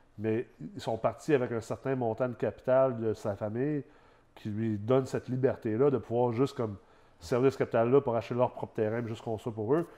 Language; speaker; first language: French; early bilingual, other home language; English